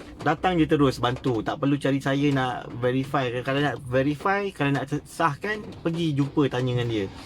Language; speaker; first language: Malay; native; Malay